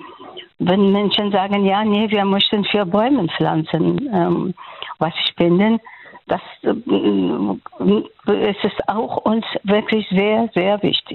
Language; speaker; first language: German; non-native, fluent; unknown